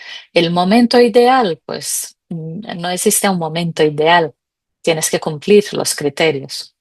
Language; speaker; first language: Spanish; native; Spanish